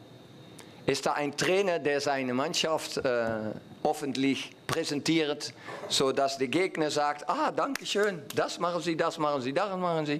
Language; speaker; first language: German; non-native, fluent; Dutch